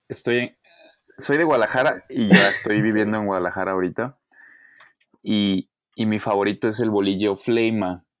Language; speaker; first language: Spanish; native; Spanish